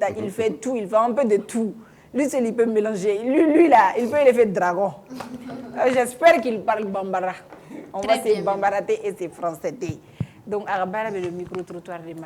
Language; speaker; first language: French; non-native, local second language; Bambara